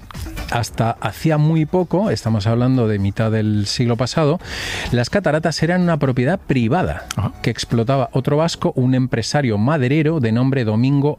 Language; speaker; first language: Spanish; native; Spanish